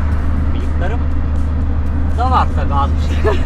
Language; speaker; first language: Turkish; native; Turkish